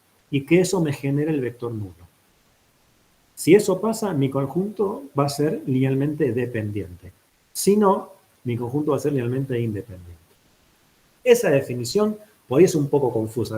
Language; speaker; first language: Spanish; native; Spanish